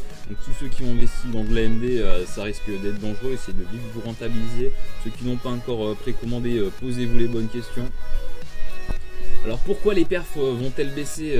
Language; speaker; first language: French; native; French